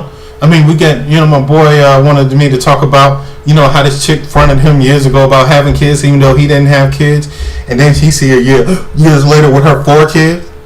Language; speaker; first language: English; native; English